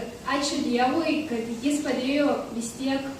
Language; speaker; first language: Lithuanian; early bilingual, other home language; Spanish